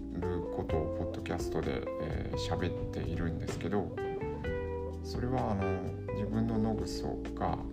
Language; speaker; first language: Japanese; native; Japanese